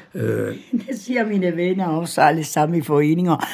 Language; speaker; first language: Danish; non-native, fluent; Spanish